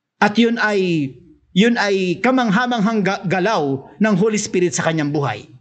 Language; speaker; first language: Filipino; non-native, local second language; Cebuano